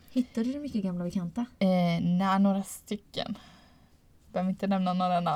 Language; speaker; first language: Swedish; native; Swedish